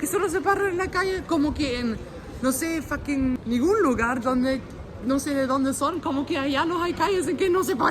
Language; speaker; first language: Spanish; non-native, fluent; German